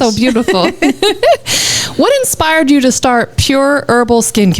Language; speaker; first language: English; native; English